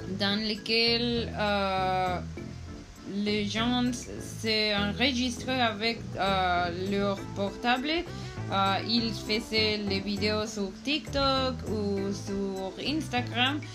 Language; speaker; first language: French; non-native, learner; Spanish